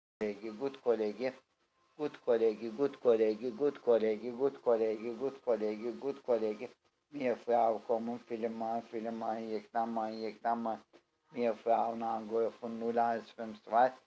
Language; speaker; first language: German; non-native, learner; Turkish